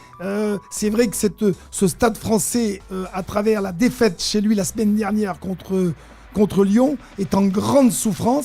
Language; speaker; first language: French; native; French